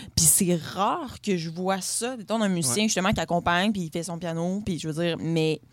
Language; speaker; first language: French; native; French